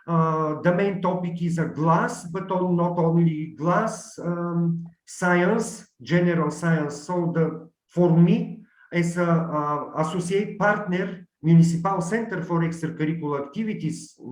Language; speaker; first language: English; non-native, learner; Bulgarian